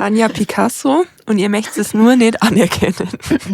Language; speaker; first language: German; native; German